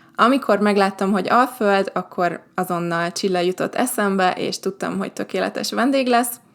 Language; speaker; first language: Hungarian; native; Hungarian